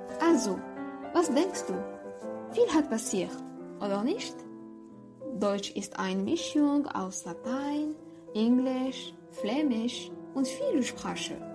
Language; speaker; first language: German; non-native, learner; French